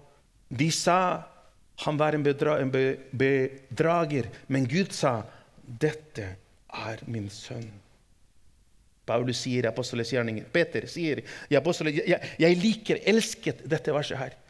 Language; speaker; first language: Norwegian; non-native, fluent; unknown